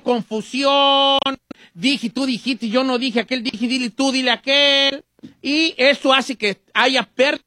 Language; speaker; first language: Spanish; native; Spanish